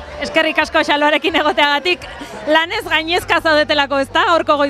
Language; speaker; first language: Basque; native; Basque